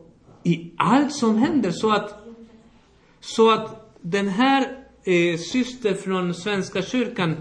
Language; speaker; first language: Swedish; non-native, fluent; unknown